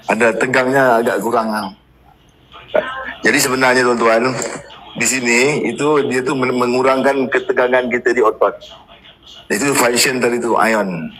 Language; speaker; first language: Malay; native; Malay